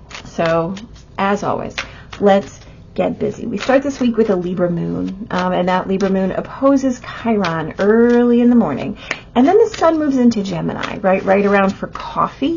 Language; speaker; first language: English; native; English